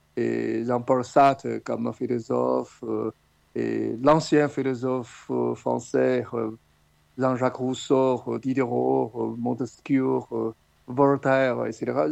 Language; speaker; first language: French; non-native, fluent; Chinese